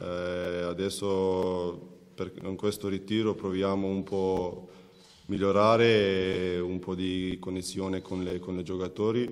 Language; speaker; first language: Italian; non-native, learner; Macedonian